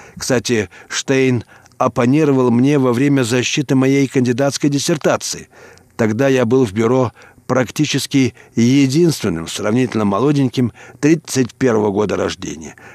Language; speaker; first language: Russian; native; Russian